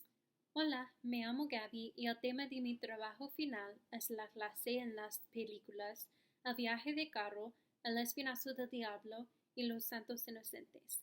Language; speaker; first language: Spanish; non-native, learner; English